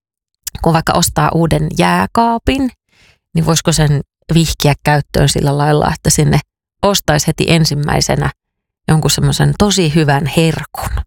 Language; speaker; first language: Finnish; native; Finnish